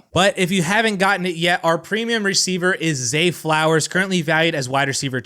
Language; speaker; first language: English; native; English